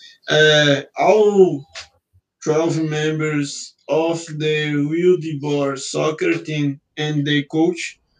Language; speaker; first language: English; non-native, learner; Portuguese